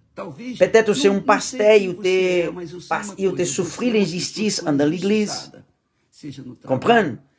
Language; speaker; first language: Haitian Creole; non-native, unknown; Portuguese